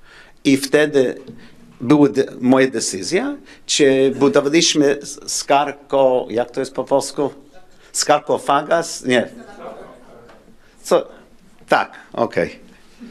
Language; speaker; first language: Polish; non-native, learner; English